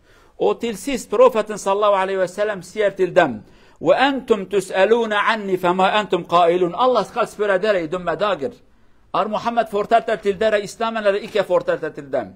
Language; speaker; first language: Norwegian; non-native, fluent; Kurdish